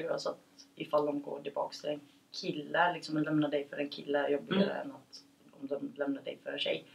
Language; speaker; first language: Swedish; early bilingual, other home language; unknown